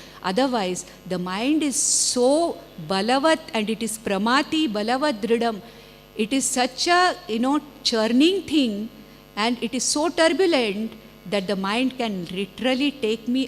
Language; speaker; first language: English; non-native, local second language; Konkani